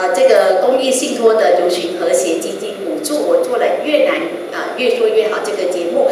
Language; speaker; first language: Chinese; non-native, fluent; Vietnamese